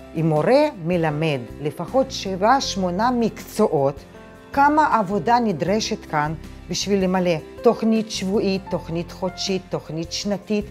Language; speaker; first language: Hebrew; non-native, fluent; Russian